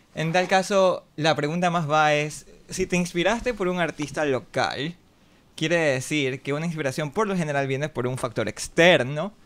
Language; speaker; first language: Spanish; native; Spanish